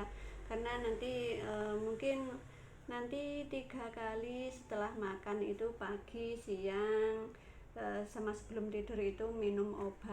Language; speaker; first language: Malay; non-native, local second language; Javanese